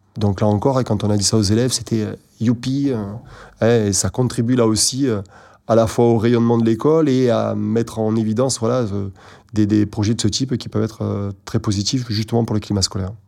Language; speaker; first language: French; native; French